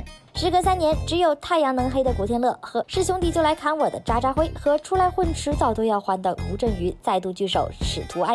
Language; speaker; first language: Chinese; native; Chinese